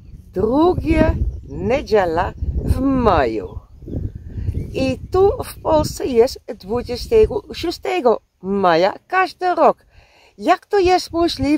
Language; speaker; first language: Polish; non-native, learner; Dutch